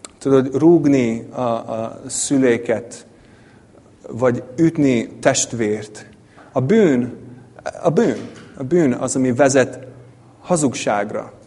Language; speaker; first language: Hungarian; non-native, fluent; English